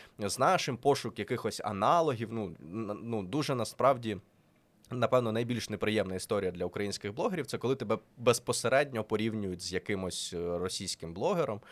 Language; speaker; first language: Ukrainian; non-native, local second language; Russian